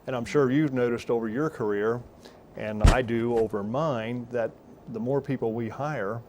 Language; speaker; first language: English; native; English